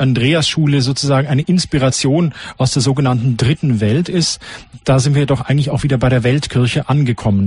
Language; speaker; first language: German; native; German